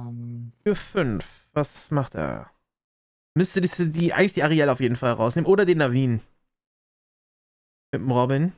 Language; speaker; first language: German; native; German